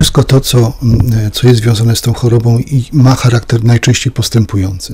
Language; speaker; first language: Polish; native; Polish